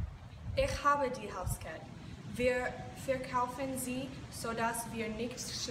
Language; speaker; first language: German; non-native, learner; English